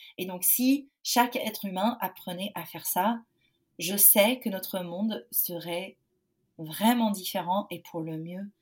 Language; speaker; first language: French; non-native, fluent; English